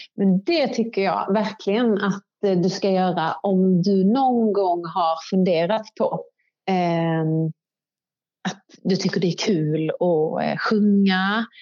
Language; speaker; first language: Swedish; native; Swedish